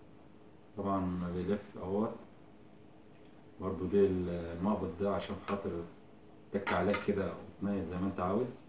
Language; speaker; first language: Arabic; native; Arabic